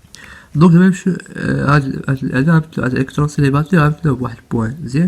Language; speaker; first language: Arabic; native; Arabic